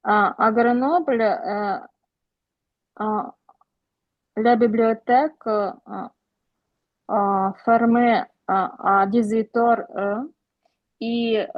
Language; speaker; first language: French; non-native, learner; Ukrainian